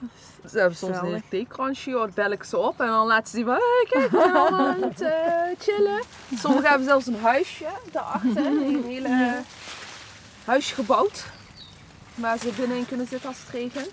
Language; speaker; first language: Dutch; early bilingual, other home language; Turkish